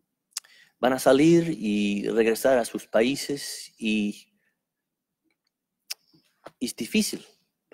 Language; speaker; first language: Spanish; non-native, fluent; English